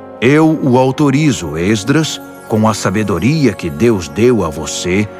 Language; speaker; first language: Portuguese; native; Portuguese